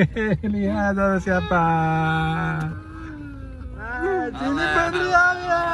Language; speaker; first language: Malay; non-native, fluent; Catalan